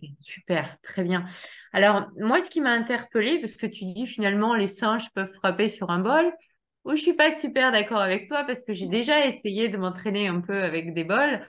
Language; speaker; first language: French; native; French